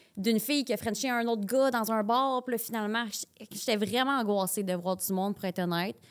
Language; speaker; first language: French; native; French